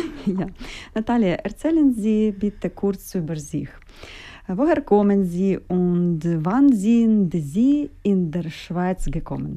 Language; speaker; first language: German; non-native, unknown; Ukrainian